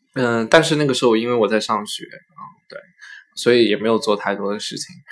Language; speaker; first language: Chinese; native; Chinese